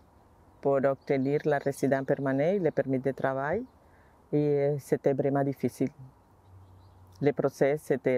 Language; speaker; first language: French; non-native, learner; Spanish